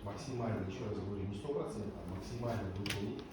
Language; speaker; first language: Russian; non-native, local second language; Kazakh